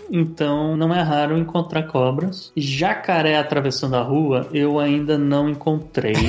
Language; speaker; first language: Portuguese; native; Portuguese